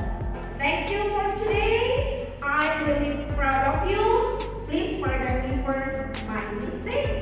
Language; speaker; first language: English; non-native, fluent; Indonesian